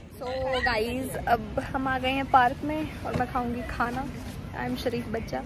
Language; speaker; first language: Hindi; native; Hindi